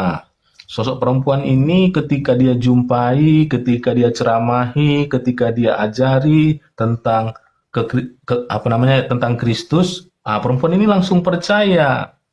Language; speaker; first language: Indonesian; native; Indonesian